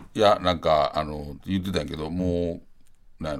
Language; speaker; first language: Japanese; native; Japanese